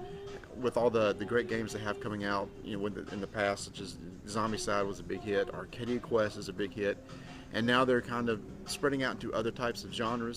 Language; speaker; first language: English; native; English